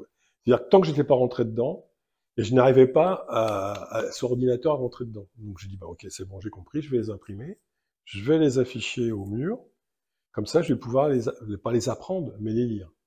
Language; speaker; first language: French; native; French